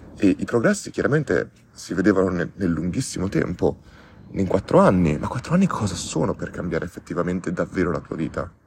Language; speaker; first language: Italian; native; Italian